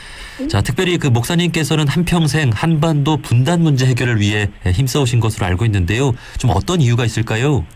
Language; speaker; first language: Korean; native; Korean